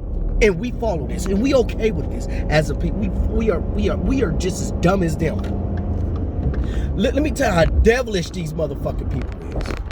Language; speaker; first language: English; native; English